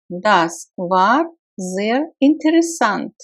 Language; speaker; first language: German; non-native, fluent; Russian